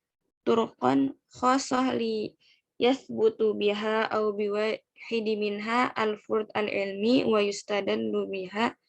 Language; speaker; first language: Arabic; non-native, learner; Indonesian